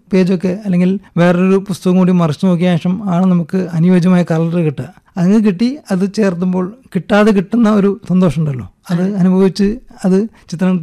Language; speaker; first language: Malayalam; native; Malayalam